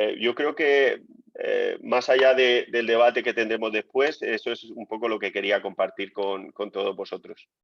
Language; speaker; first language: Spanish; native; Spanish